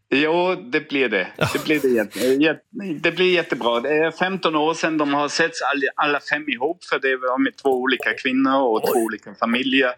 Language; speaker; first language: Swedish; non-native, fluent; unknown